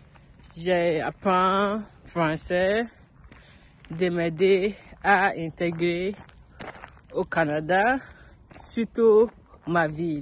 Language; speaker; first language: French; non-native, learner; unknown